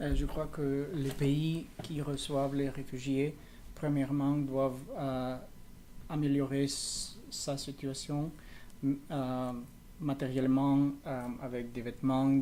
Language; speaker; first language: French; non-native, learner; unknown